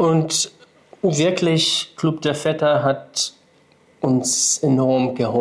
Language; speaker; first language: German; non-native, fluent; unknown